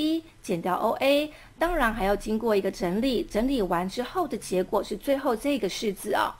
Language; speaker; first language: Chinese; native; Chinese